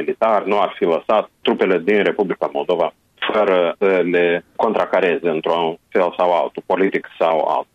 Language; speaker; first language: Romanian; native; Romanian